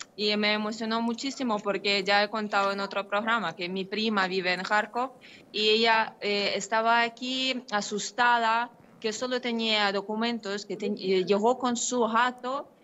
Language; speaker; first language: Spanish; non-native, fluent; Ukrainian